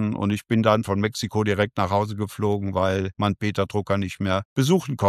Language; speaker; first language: German; native; German